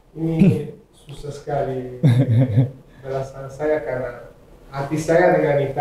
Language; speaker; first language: Indonesian; non-native, fluent; Italian